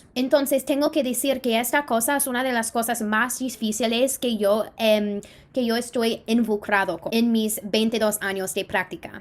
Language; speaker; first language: Spanish; non-native, fluent; English